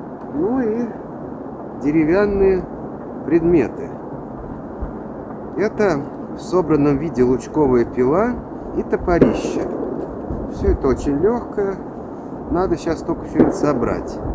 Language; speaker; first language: Russian; native; Russian